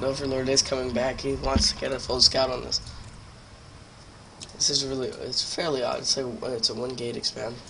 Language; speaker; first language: English; native; English